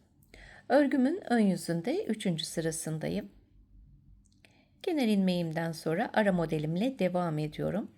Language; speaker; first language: Turkish; native; Turkish